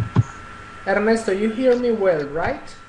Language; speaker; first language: English; non-native, fluent; Spanish